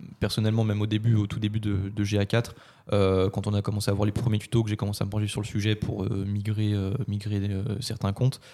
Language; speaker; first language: French; native; French